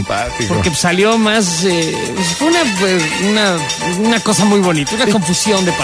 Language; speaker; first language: Spanish; native; Spanish